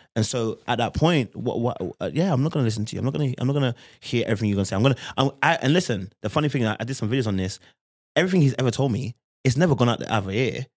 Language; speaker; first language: English; native; English